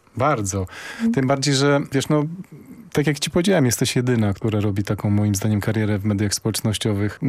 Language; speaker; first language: Polish; native; Polish